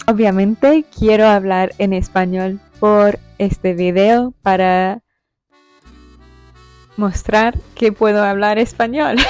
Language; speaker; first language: Spanish; non-native, fluent; English